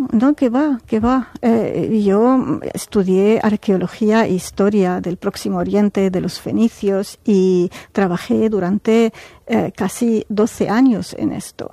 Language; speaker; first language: Spanish; non-native, fluent; Arabic